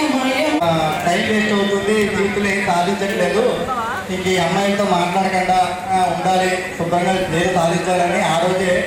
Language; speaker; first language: Telugu; native; Telugu